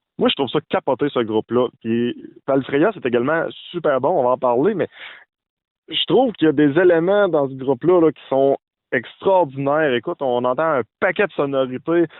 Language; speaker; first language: French; native; French